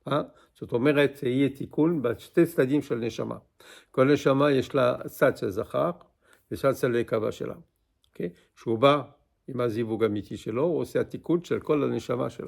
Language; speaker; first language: Hebrew; non-native, fluent; English